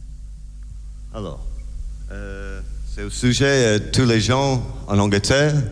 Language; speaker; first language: French; non-native, learner; English